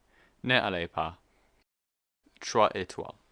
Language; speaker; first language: French; non-native, learner; English